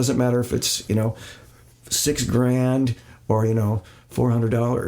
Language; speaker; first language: English; native; English